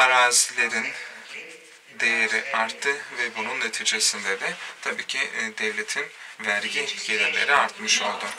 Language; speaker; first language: Turkish; native; Turkish